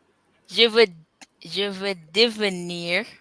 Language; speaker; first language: French; non-native, learner; English